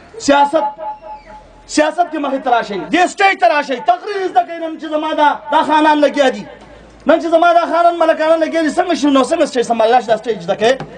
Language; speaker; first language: Pashto; non-native, local second language; Gujari